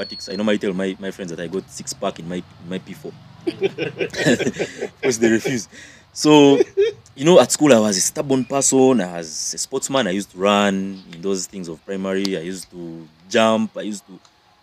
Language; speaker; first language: English; non-native, local second language; Nyankole